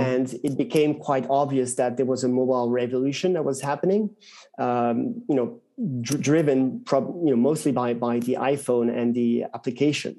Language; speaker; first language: English; non-native, fluent; French